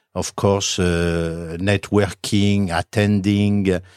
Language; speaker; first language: English; non-native, fluent; French